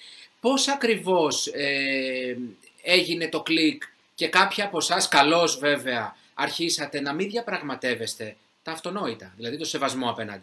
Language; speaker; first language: Greek; native; Greek